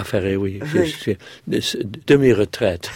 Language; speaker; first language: French; non-native, fluent; English